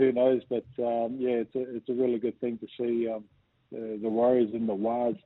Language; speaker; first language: English; native; English